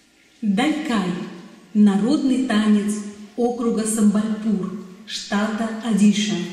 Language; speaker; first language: Russian; native; Russian